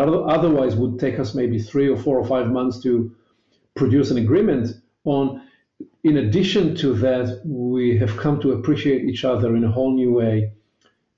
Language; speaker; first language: English; non-native, fluent; Hebrew